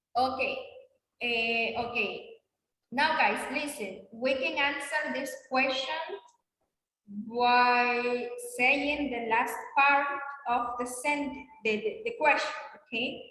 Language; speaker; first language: English; non-native, learner; Spanish